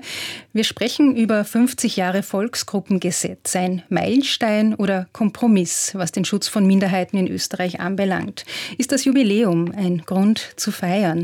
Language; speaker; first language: German; native; German